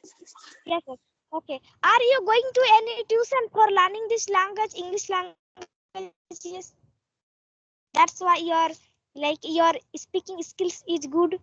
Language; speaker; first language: English; non-native, learner; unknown